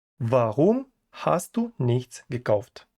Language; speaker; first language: German; non-native, fluent; Ukrainian